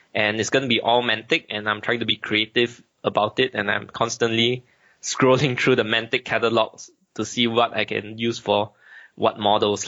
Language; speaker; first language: English; native; English